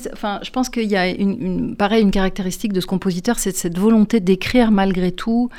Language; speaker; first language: French; native; French